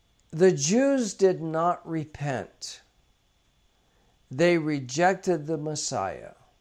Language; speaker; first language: English; native; English